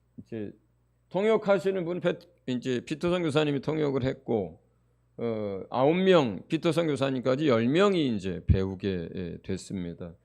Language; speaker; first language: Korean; native; Korean